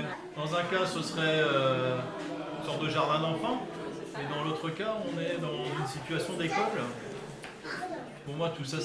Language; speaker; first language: French; native; French